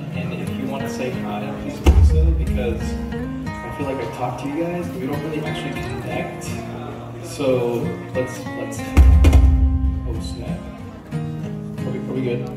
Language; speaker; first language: English; native; English